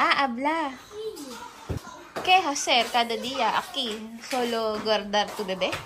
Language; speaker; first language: Spanish; non-native, learner; Filipino